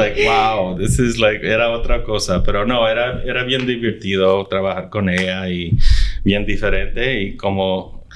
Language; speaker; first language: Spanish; early bilingual, heritage; English